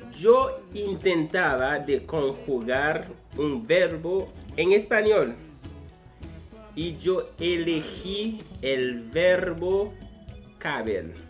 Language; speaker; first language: Spanish; non-native, fluent; Haitian Creole